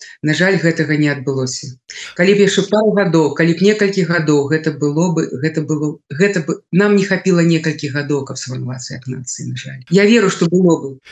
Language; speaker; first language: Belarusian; non-native, local second language; Russian